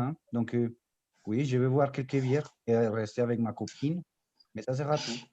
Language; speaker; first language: French; non-native, fluent; Spanish